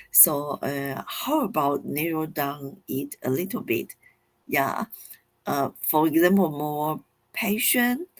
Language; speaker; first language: English; non-native, fluent; Chinese